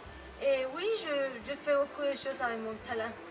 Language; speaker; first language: French; non-native, fluent; Spanish